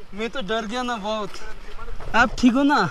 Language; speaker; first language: Hindi; non-native, learner; Bangla